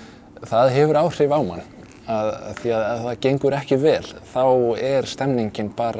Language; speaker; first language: Icelandic; non-native, fluent; Danish